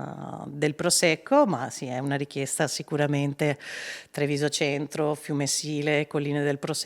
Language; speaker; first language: Italian; native; Italian